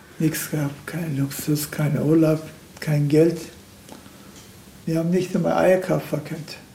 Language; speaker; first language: German; non-native, learner; Turkish